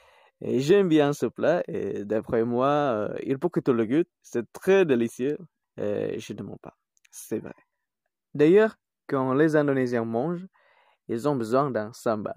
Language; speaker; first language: French; non-native, fluent; Indonesian